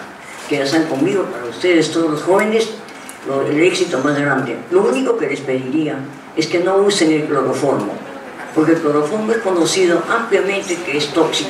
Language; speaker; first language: Spanish; native; Spanish